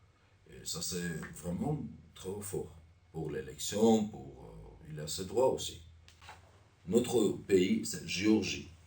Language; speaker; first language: French; non-native, learner; Armenian